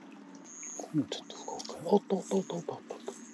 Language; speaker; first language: Japanese; native; Japanese